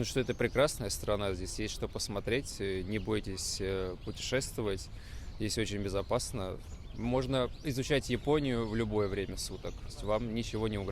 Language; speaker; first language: Russian; native; Russian